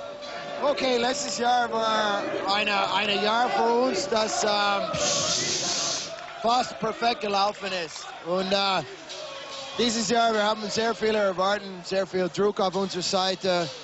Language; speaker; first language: German; non-native, fluent; English